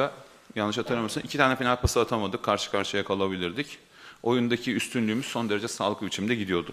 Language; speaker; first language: Turkish; native; Turkish